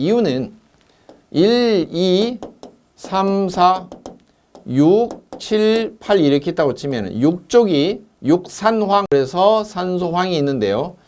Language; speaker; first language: Korean; native; Korean